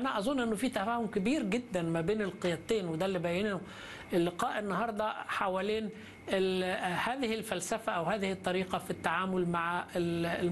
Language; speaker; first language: Arabic; native; Arabic